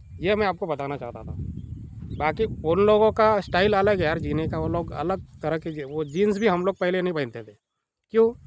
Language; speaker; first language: Hindi; non-native, local second language; Marathi